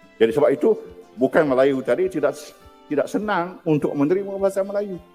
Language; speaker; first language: Malay; non-native, local second language; Iban